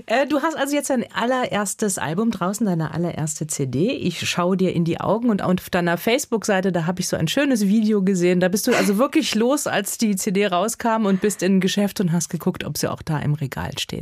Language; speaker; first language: German; native; German